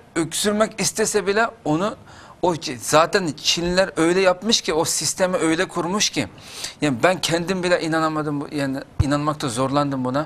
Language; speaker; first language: Turkish; non-native, fluent; Uyghur